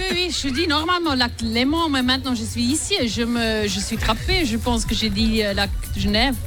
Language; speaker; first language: French; non-native, local second language; German